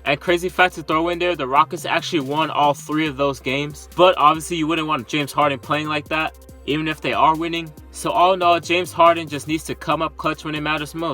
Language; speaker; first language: English; native; English